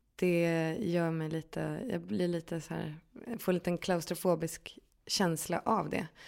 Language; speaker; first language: Swedish; native; Swedish